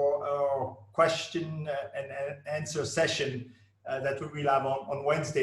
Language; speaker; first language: English; non-native, fluent; French